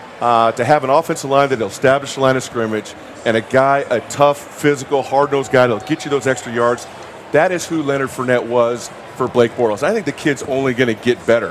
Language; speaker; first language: English; native; English